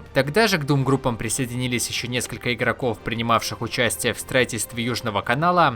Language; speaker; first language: Russian; native; Russian